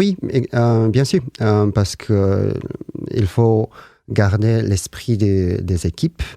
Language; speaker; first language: French; non-native, learner; Japanese